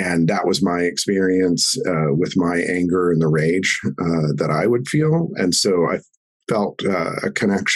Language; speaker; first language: English; native; English